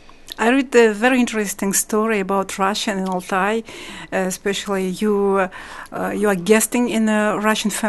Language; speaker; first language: English; non-native, learner; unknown